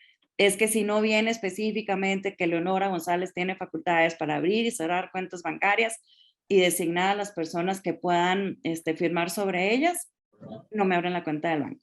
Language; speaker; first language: Spanish; native; Spanish